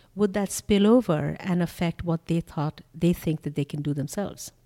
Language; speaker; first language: English; non-native, local second language; Bangla